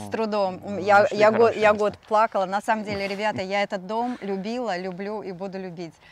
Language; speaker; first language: Russian; native; Russian